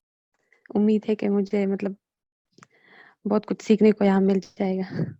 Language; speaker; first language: Hindi; non-native, local second language; Pashto